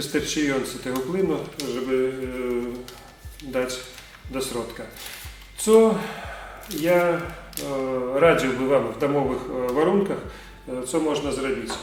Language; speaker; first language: Polish; non-native, learner; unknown